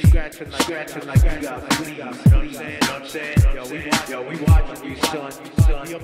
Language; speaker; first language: English; native; English